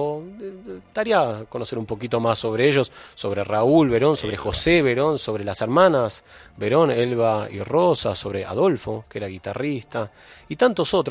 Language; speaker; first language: Spanish; native; Spanish